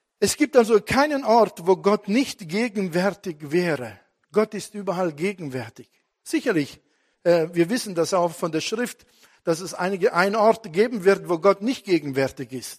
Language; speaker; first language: German; non-native, fluent; Italian